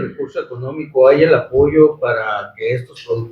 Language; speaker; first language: Spanish; native; Spanish